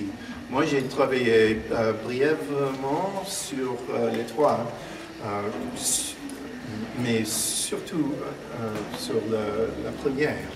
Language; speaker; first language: French; non-native, fluent; English